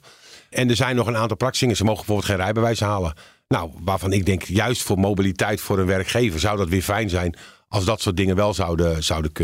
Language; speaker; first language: Dutch; native; Dutch